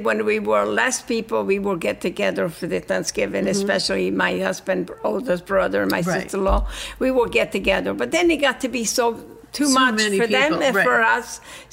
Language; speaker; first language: English; non-native, fluent; Italian